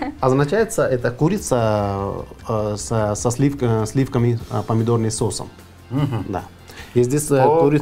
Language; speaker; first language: Russian; non-native, fluent; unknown